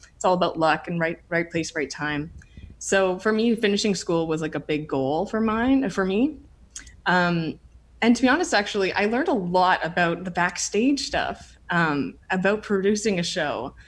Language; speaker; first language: English; native; English